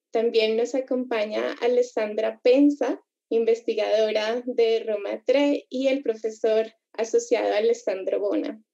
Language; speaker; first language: Spanish; native; Spanish